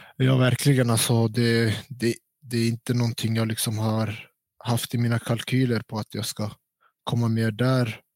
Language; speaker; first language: Swedish; early bilingual, other home language; Central Kurdish